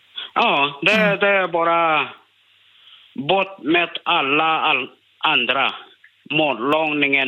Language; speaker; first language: Swedish; non-native, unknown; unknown